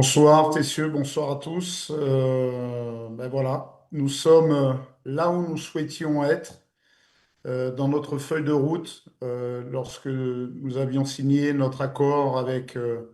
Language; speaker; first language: French; native; French